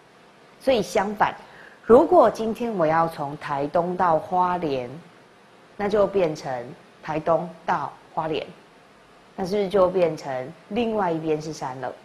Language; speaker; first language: Chinese; native; Chinese